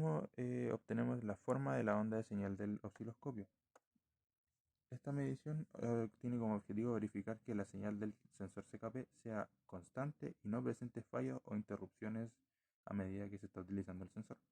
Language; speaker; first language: Spanish; native; Spanish